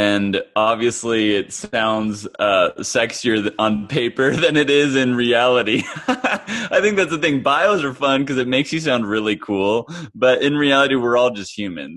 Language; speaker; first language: English; native; English